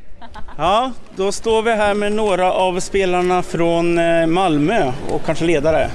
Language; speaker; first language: Swedish; native; Swedish